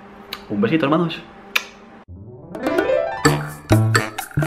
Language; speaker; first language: Spanish; native; Spanish